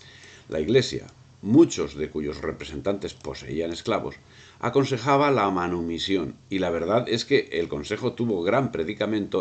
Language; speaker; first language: Spanish; native; Spanish